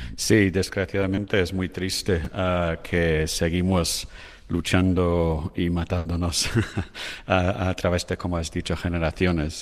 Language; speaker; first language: Spanish; non-native, fluent; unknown